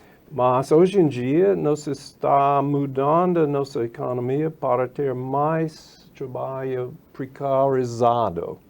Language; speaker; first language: Portuguese; non-native, fluent; English